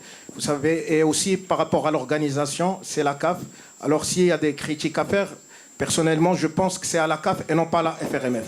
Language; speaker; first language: French; non-native, local second language; Arabic